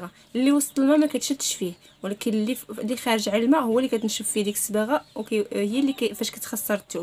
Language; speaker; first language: Arabic; native; Arabic